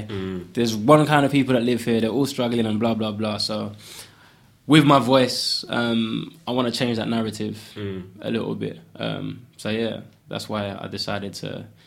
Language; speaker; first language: English; native; English